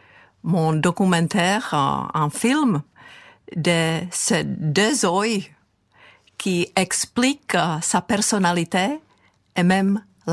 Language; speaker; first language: French; non-native, fluent; Czech